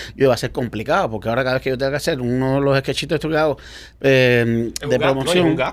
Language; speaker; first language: Spanish; native; Spanish